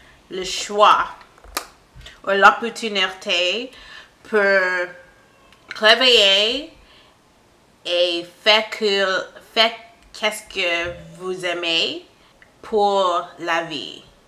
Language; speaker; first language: French; non-native, local second language; English